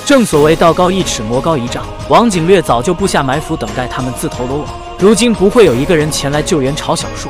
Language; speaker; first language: Chinese; native; Chinese